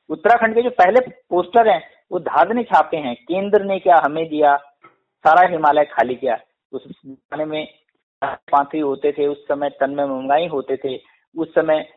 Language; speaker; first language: Hindi; native; Hindi